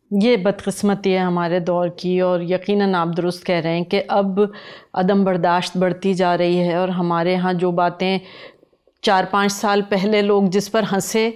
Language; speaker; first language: Urdu; native; Urdu